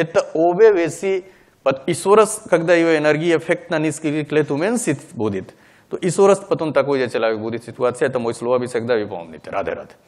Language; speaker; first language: Russian; non-native, learner; Hindi